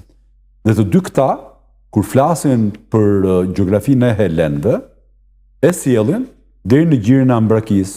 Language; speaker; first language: Albanian; native; Albanian